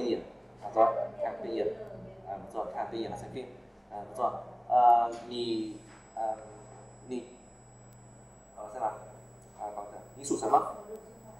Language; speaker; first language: Chinese; non-native, fluent; Vietnamese